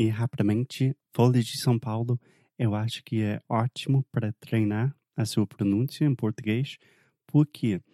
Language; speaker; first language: Portuguese; non-native, fluent; English